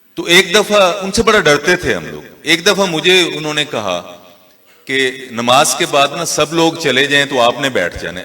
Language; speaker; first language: Urdu; non-native, local second language; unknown